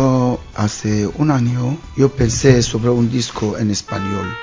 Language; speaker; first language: Spanish; non-native, learner; Hebrew